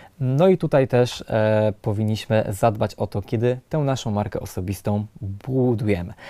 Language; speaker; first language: Polish; native; Polish